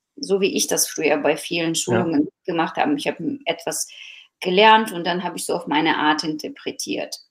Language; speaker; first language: German; non-native, fluent; Ukrainian